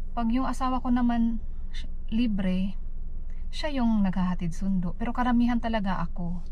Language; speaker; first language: Filipino; native; Filipino